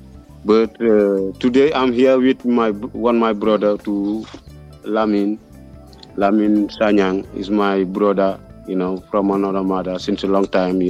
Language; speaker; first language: English; non-native, learner; Wolof